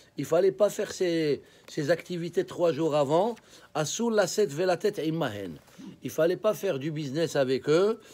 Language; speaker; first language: French; native; French